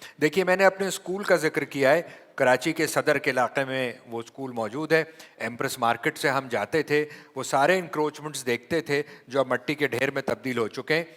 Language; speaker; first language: Urdu; native; Urdu